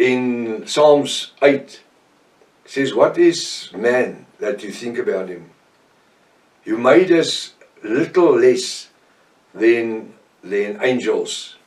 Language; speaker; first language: English; non-native, local second language; Afrikaans